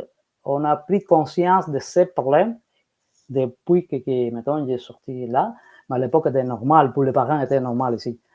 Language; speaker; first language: French; non-native, fluent; Spanish